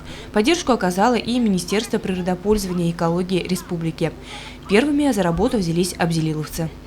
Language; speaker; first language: Russian; native; Russian